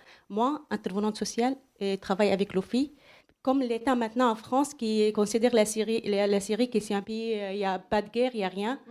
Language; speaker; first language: French; non-native, learner; Arabic